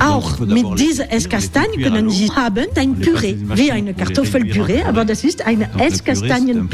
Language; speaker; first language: German; non-native, learner; French